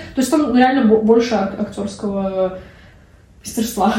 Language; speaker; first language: Russian; non-native, local second language; Belarusian